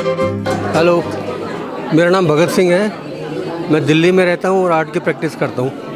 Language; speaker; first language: Hindi; native; Hindi